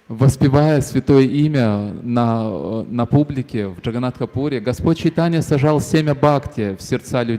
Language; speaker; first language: Russian; native; Russian